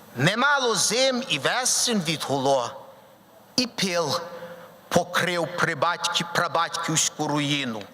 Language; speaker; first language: Ukrainian; early bilingual, heritage; Ukrainian